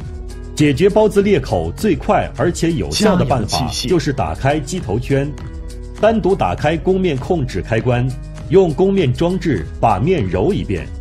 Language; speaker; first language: Chinese; native; Chinese